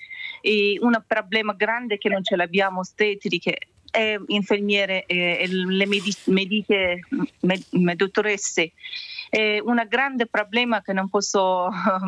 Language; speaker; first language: Italian; non-native, learner; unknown